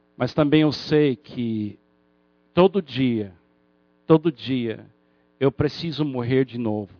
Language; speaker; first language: Portuguese; non-native, fluent; English